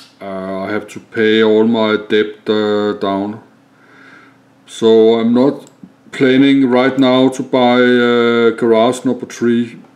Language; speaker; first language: English; non-native, learner; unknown